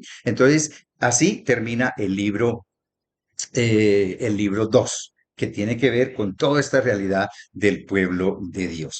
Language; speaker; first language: Spanish; native; Spanish